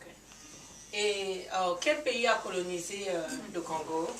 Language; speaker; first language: French; non-native, learner; English